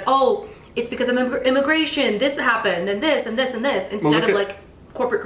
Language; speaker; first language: English; native; English